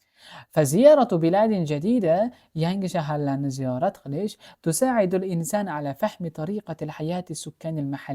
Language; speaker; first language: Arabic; non-native, fluent; Uzbek